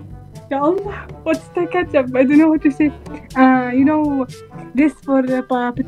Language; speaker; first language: English; non-native, learner; Arabic